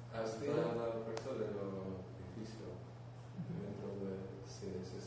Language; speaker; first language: Spanish; non-native, learner; Portuguese